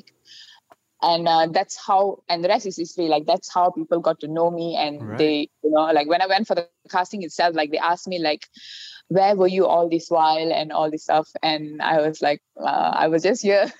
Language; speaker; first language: English; non-native, local second language; Tamil